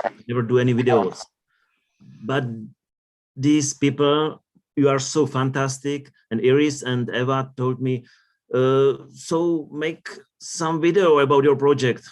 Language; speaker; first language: English; non-native, learner; Czech